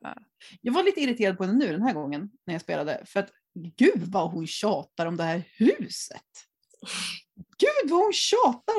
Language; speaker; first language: Swedish; native; Swedish